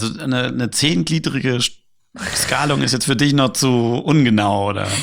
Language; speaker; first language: German; native; German